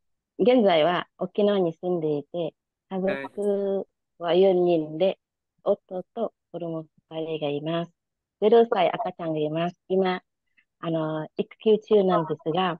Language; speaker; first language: Japanese; non-native, learner; Vietnamese